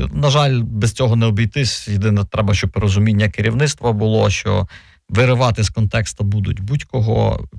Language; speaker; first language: Ukrainian; native; Ukrainian